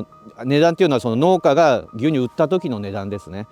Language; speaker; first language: Japanese; native; Japanese